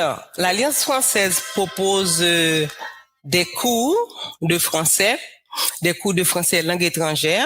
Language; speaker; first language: French; non-native, local second language; Haitian Creole